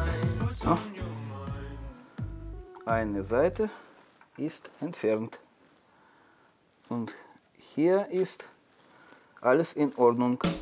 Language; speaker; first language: German; non-native, learner; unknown